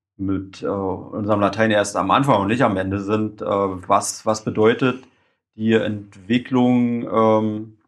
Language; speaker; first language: German; native; German